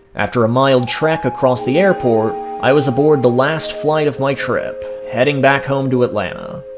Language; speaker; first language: English; native; English